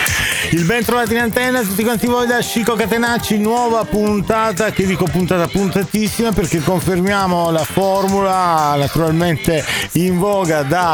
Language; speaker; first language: Italian; native; Italian